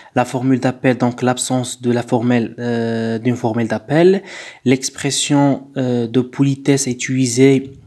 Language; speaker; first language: French; non-native, local second language; Arabic